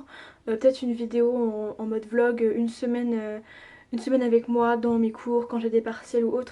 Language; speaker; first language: French; native; French